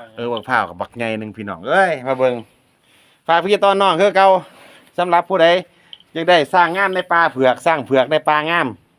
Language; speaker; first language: Thai; native; Thai